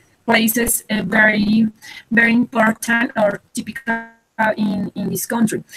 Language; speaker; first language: English; non-native, learner; Spanish